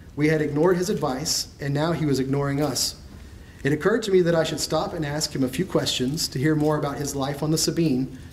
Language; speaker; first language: English; native; English